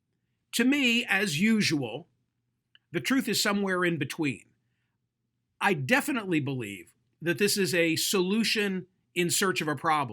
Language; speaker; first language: English; native; English